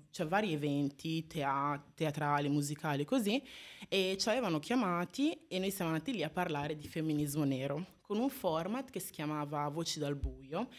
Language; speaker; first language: Italian; native; Italian